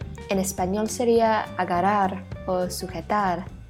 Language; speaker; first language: Spanish; native; Spanish